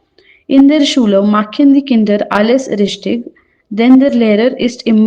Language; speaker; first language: German; non-native, fluent; Hindi